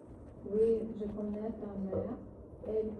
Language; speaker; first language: French; non-native, learner; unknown